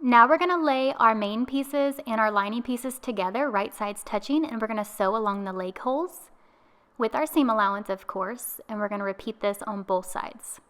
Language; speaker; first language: English; native; English